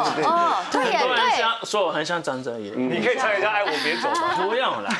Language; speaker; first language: Chinese; non-native, fluent; Portuguese